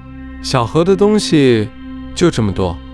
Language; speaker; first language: Chinese; non-native, fluent; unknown